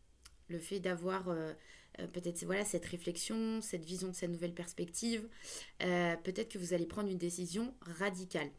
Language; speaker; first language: French; native; French